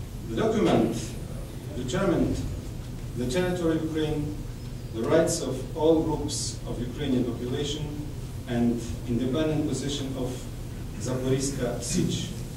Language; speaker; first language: English; non-native, fluent; Ukrainian